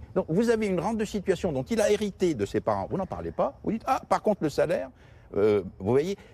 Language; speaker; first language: French; non-native, local second language; Portuguese